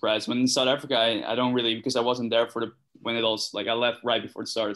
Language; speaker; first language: English; non-native, fluent; Dutch